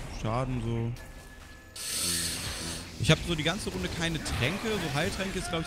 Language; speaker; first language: German; native; German